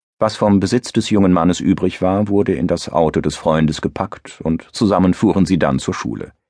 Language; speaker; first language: German; native; German